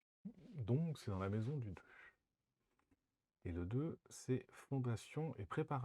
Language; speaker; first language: French; native; French